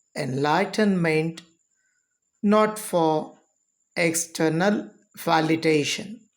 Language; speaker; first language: English; non-native, local second language; Marathi